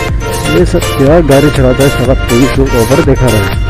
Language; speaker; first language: Hindi; non-native, local second language; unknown